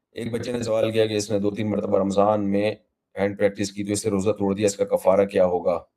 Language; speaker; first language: Urdu; native; Urdu